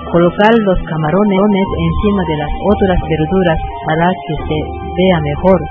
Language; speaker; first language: Spanish; non-native, learner; Japanese